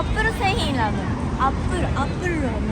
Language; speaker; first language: Korean; non-native, learner; Japanese